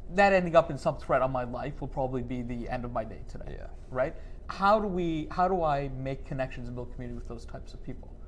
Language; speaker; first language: English; native; English